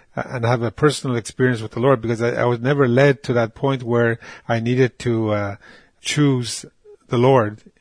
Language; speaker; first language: English; non-native, fluent; Cree